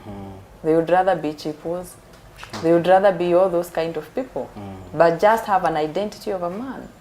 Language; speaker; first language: English; non-native, local second language; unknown